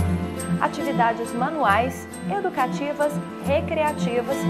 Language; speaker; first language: Portuguese; native; Portuguese